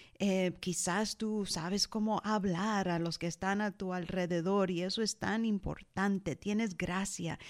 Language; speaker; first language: Spanish; early bilingual, heritage; Spanish